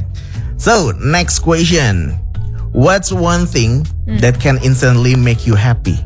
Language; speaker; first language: English; non-native, learner; Indonesian